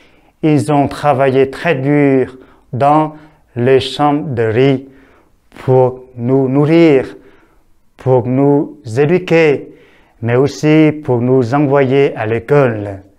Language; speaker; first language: French; non-native, fluent; Vietnamese